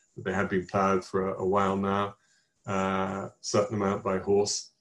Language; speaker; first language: English; native; English